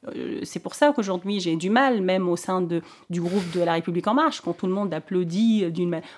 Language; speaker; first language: French; non-native, local second language; Arabic